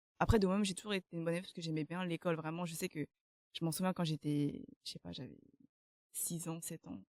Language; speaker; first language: French; early bilingual, other home language; Vietnamese